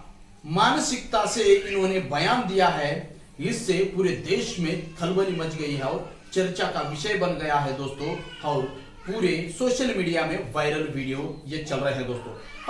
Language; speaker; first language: Hindi; native; Hindi